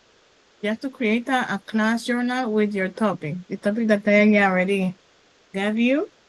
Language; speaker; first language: English; non-native, learner; Spanish